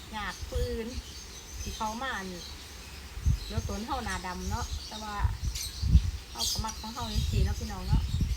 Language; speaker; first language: Thai; non-native, local second language; Northeastern Thai